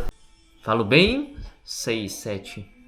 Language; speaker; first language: Portuguese; non-native, learner; Indonesian